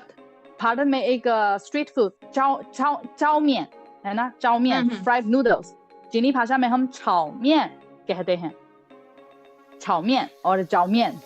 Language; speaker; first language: Hindi; non-native, fluent; Chinese